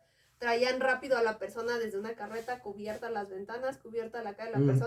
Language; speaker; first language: Spanish; native; Spanish